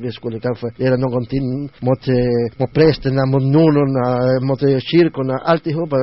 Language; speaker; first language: Swedish; non-native, learner; Spanish